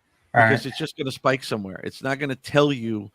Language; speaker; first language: English; native; English